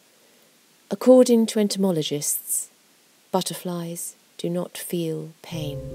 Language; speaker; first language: English; native; English